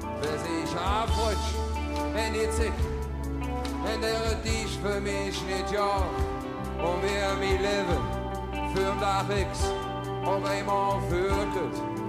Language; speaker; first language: German; native; German